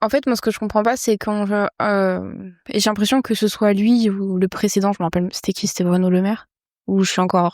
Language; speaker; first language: French; native; French